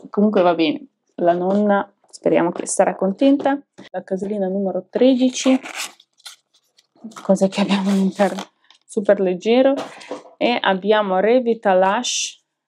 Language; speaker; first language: Italian; non-native, fluent; Ukrainian